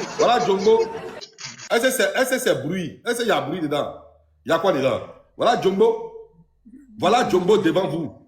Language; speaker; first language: French; native; French